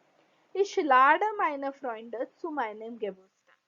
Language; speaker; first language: German; non-native, fluent; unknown